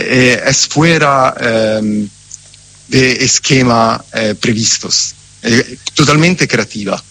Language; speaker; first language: Spanish; non-native, fluent; Italian